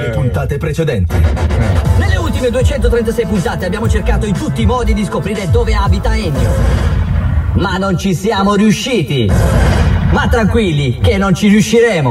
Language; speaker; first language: Italian; native; Italian